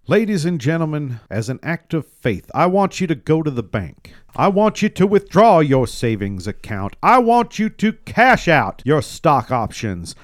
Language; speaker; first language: English; native; English